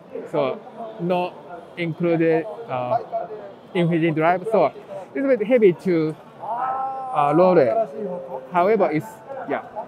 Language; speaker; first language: English; non-native, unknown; Japanese